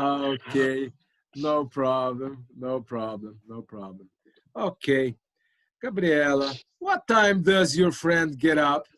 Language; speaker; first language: English; non-native, local second language; Portuguese